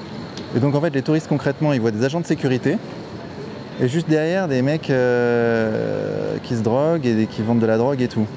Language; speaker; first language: French; native; French